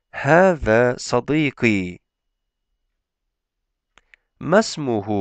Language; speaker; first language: Arabic; non-native, fluent; Turkish